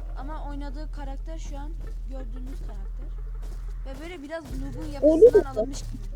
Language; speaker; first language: Turkish; native; Turkish